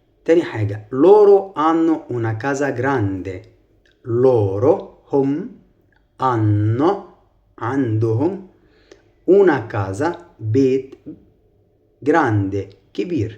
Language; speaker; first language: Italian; non-native, fluent; Arabic